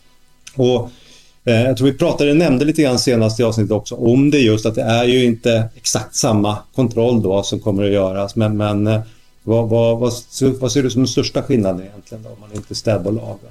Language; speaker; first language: Swedish; native; Swedish